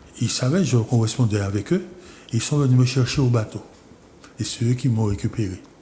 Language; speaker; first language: French; non-native, local second language; Guadeloupean Creole French